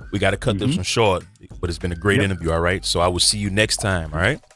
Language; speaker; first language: English; native; English